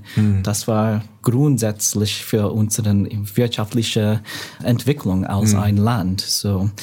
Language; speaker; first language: German; non-native, learner; English